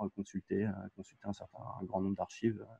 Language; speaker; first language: French; native; French